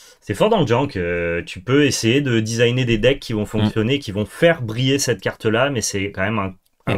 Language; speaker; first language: French; native; French